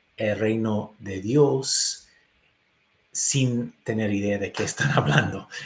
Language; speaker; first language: Spanish; non-native, fluent; English